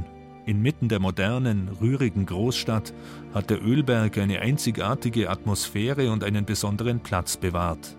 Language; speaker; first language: German; native; German